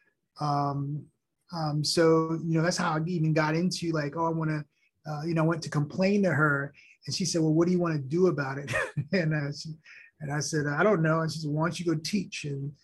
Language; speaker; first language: English; early bilingual, other home language; Haitian Creole